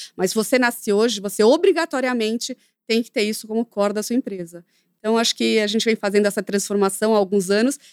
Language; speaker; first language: Portuguese; native; Portuguese